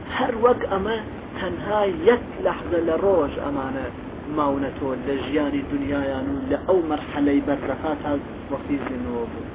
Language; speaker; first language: Central Kurdish; non-native, local second language; Gurani